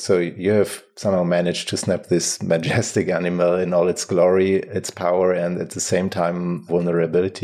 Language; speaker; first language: English; non-native, fluent; German